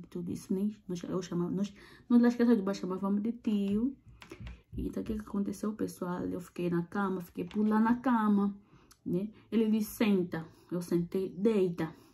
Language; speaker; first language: Portuguese; native; Portuguese